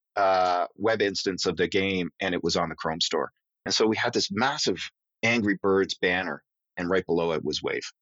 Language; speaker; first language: English; native; English